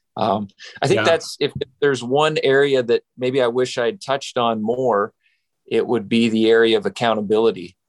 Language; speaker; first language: English; native; English